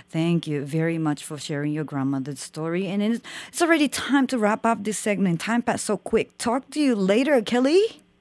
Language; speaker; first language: English; non-native, fluent; Japanese